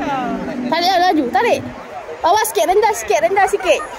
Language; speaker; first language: Malay; native; Malay